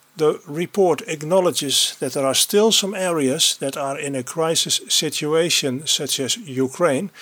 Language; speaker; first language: English; non-native, fluent; Dutch